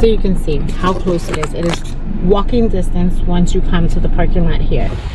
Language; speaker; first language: English; early bilingual, other home language; Spanish